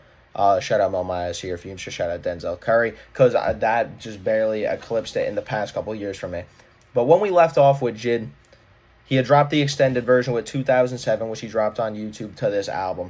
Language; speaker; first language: English; native; English